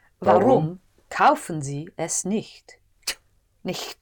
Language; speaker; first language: German; non-native, learner; English